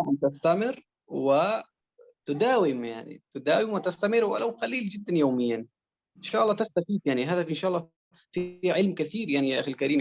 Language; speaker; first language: Arabic; non-native, fluent; Persian